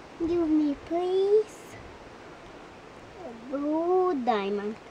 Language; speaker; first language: English; non-native, learner; Russian